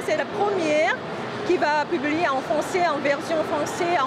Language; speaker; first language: French; non-native, fluent; Korean